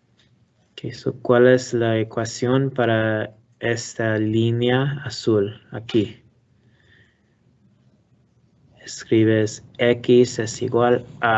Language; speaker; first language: Spanish; non-native, learner; English